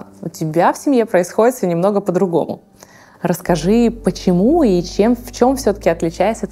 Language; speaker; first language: Russian; native; Russian